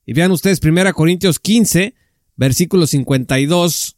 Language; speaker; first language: Spanish; native; Spanish